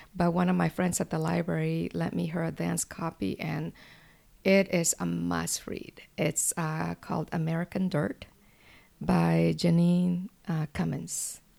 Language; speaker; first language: English; early bilingual, other home language; Spanish